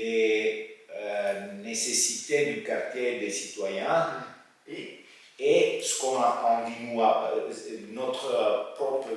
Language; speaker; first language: French; non-native, fluent; Italian